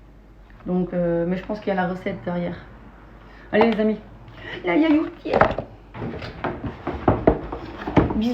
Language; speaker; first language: French; native; French